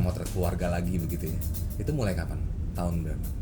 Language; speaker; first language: Indonesian; native; Indonesian